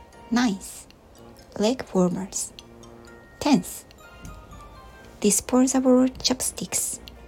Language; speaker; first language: English; non-native, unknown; Japanese